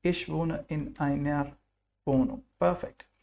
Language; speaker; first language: German; non-native, fluent; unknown